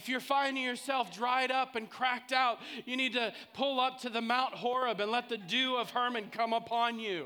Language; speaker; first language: English; native; English